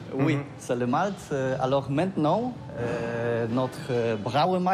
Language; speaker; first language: French; non-native, learner; Polish